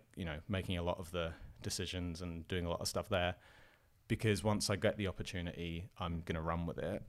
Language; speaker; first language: English; native; English